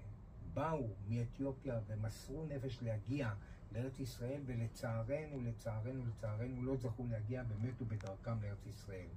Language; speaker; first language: Hebrew; native; Hebrew